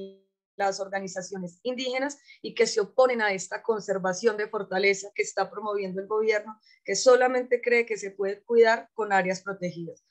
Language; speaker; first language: Spanish; native; Spanish